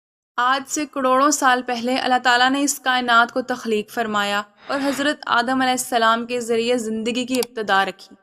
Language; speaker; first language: Urdu; native; Urdu